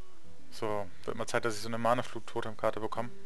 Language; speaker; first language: German; native; German